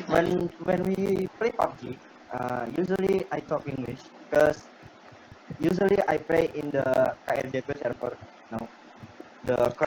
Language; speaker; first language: English; non-native, learner; Indonesian